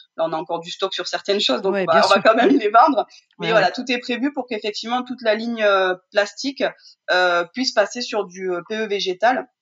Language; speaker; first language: French; native; French